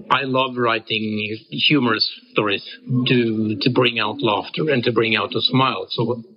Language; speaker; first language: English; non-native, fluent; Norwegian